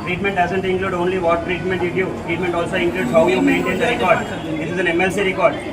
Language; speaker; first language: English; non-native, local second language; Telugu